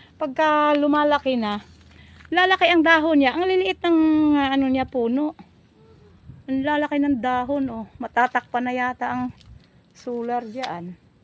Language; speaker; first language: Filipino; native; Filipino